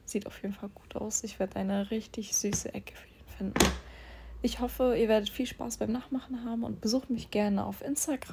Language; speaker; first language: German; native; German